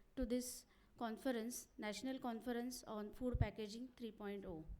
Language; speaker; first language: English; non-native, local second language; Marathi